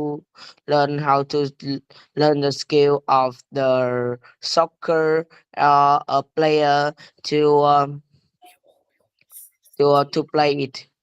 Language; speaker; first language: English; non-native, learner; Vietnamese